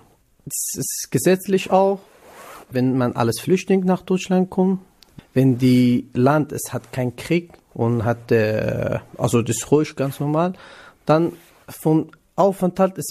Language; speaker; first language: German; non-native, learner; Kurdish